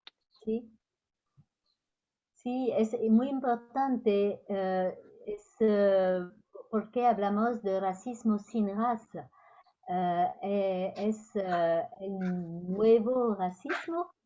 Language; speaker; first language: Spanish; non-native, fluent; French